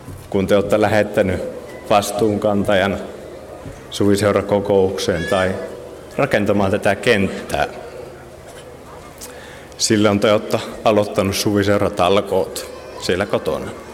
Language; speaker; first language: Finnish; native; Finnish